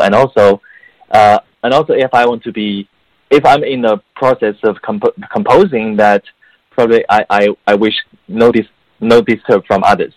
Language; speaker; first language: English; non-native, fluent; Chinese